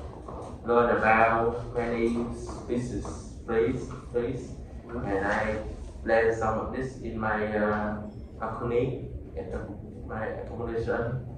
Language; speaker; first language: English; non-native, learner; Vietnamese